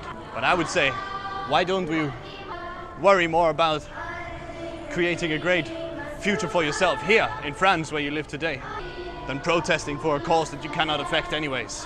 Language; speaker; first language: English; non-native, fluent; Danish